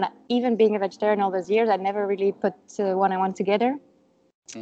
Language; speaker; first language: English; non-native, fluent; Dutch